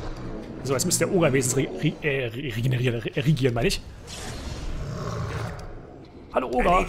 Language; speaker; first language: German; native; German